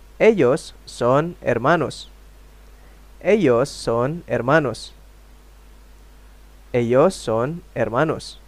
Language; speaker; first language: Spanish; non-native, fluent; Indonesian